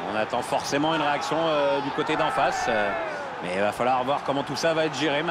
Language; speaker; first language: French; native; French